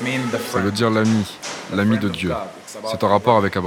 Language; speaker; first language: French; non-native, fluent; Arabic